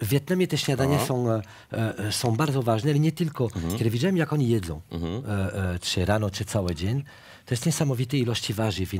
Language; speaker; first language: Polish; non-native, fluent; French